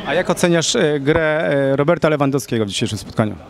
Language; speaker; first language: Polish; native; Polish